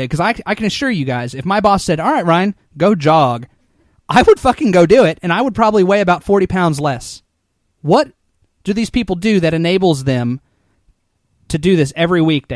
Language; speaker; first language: English; native; English